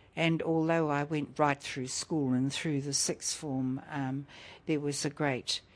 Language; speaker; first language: English; native; English